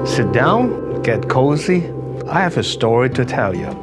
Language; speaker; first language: English; non-native, local second language; Cantonese